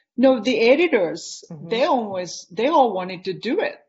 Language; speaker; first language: English; non-native, fluent; Japanese